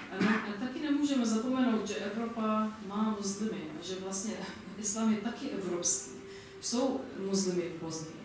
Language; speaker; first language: Czech; non-native, fluent; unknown